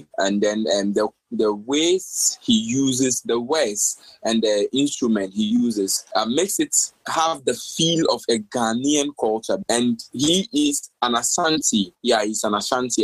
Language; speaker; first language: English; non-native, local second language; Akan